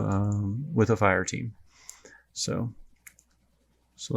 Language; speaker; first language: English; native; English